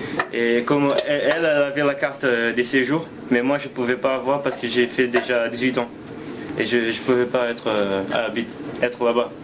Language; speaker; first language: French; non-native, fluent; Portuguese